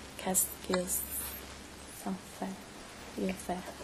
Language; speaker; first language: French; non-native, learner; English